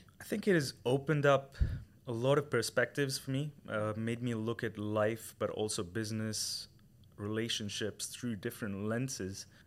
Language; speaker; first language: English; non-native, local second language; Tamil